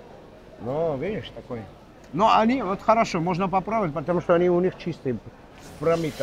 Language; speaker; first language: Russian; non-native, fluent; Armenian